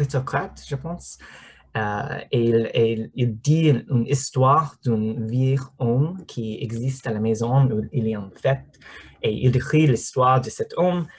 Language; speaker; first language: French; non-native, learner; English